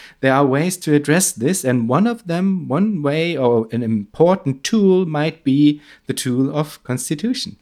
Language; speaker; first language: English; non-native, fluent; German